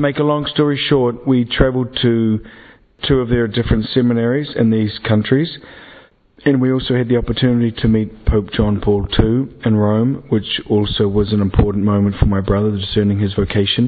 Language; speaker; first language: English; native; English